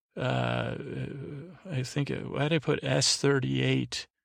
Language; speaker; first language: English; native; English